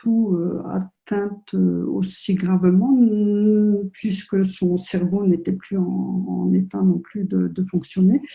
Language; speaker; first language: French; native; French